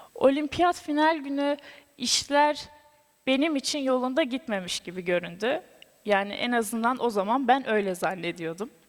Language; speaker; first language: Turkish; native; Turkish